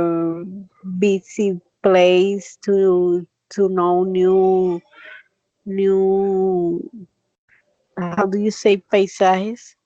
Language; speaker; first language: English; non-native, learner; Spanish